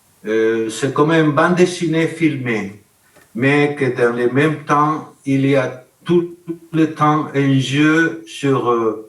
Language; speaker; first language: French; non-native, learner; Spanish